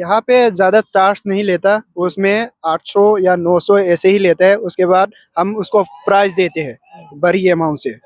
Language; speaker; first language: Hindi; non-native, local second language; Manipuri